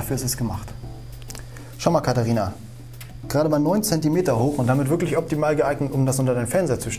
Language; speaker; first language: German; native; German